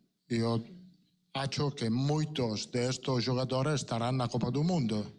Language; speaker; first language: Portuguese; non-native, fluent; Spanish